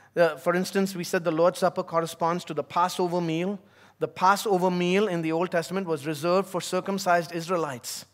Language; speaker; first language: English; non-native, local second language; Tamil